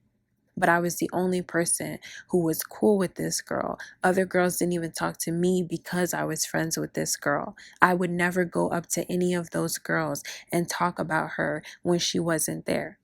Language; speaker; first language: English; early bilingual, other home language; Spanish